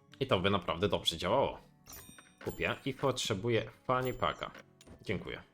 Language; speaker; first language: Polish; native; Polish